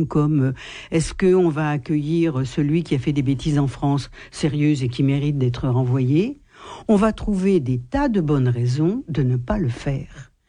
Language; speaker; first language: French; native; French